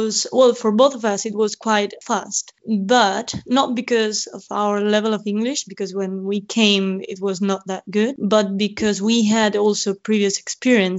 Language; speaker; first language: English; non-native, fluent; Spanish